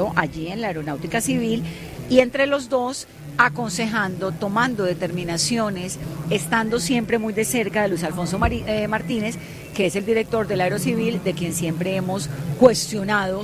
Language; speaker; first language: Spanish; native; Spanish